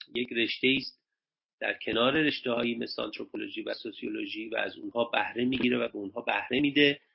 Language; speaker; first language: Persian; native; Persian